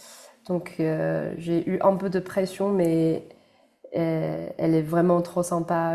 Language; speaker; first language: French; non-native, fluent; Chinese